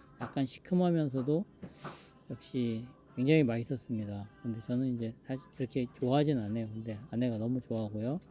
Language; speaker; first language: Korean; native; Korean